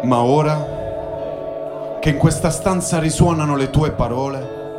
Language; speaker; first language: Italian; native; Italian